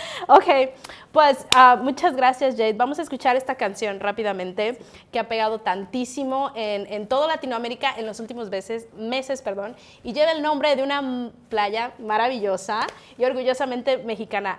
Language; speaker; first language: Spanish; native; Spanish